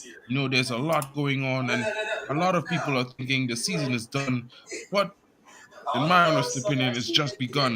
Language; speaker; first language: English; native; English